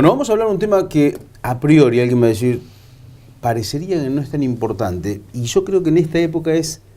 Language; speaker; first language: Spanish; native; Spanish